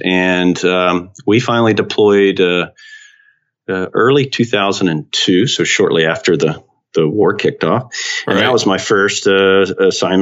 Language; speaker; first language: English; native; English